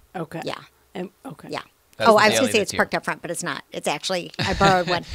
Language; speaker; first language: English; native; English